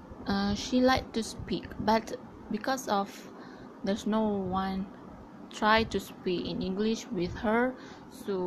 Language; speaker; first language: English; non-native, learner; Malay